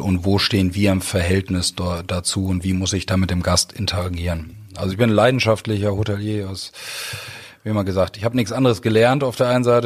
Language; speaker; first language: German; native; German